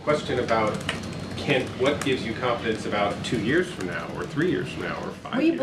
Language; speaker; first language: English; native; English